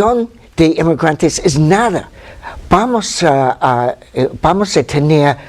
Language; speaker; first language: Spanish; non-native, fluent; English